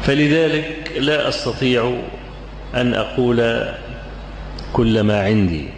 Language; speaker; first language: Arabic; native; Arabic